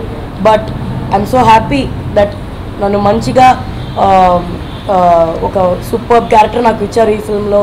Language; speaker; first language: Telugu; non-native, fluent; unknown